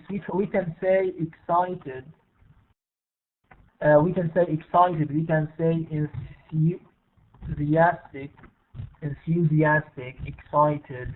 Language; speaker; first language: English; non-native, fluent; Arabic